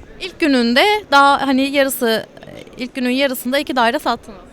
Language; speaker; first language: Turkish; native; Turkish